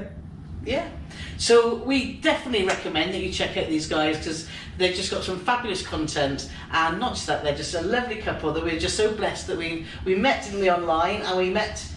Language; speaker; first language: English; native; English